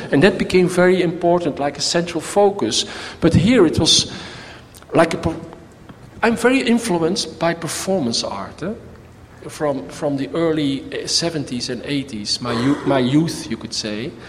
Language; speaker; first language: English; non-native, fluent; Dutch